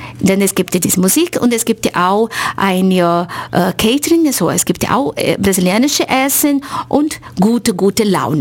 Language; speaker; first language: German; non-native, fluent; Portuguese